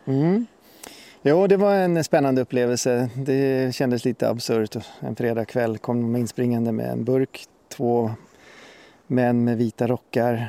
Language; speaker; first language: Swedish; native; Swedish